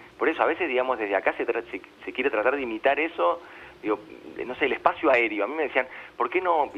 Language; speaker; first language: Spanish; native; Spanish